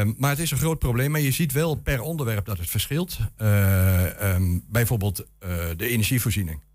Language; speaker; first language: Dutch; native; Dutch